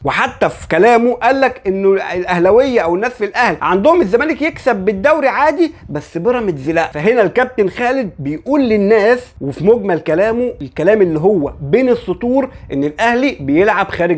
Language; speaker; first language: Arabic; native; Arabic